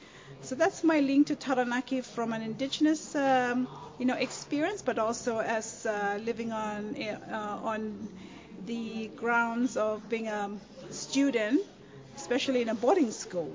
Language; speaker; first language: English; non-native, fluent; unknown